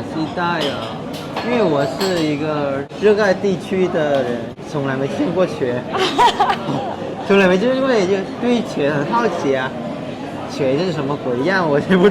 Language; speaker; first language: Chinese; non-native, fluent; Vietnamese